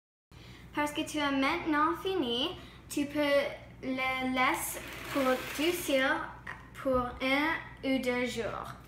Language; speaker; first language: French; non-native, learner; English